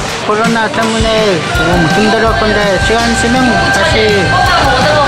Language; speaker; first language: Korean; non-native, learner; Spanish